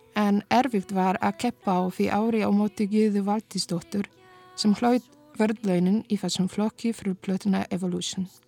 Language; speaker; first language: Icelandic; non-native, fluent; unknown